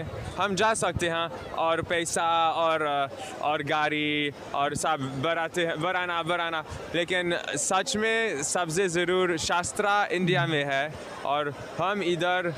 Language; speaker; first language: Hindi; non-native, learner; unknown